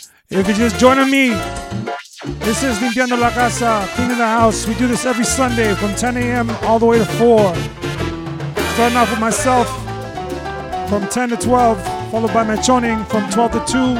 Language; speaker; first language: English; early bilingual, other home language; Spanish